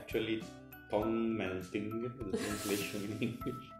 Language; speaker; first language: English; non-native, fluent; Italian